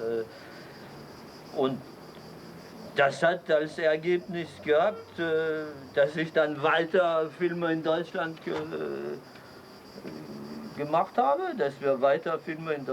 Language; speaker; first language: German; non-native, fluent; French